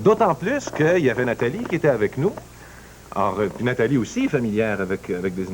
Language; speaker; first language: French; native; French